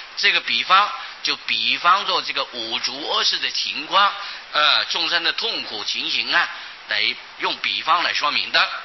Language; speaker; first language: Chinese; non-native, local second language; Hakka Chinese